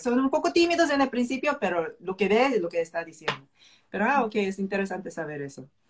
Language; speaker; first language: Spanish; non-native, fluent; Korean